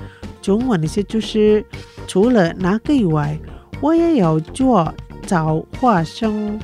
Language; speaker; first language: Chinese; early bilingual, heritage; Chinese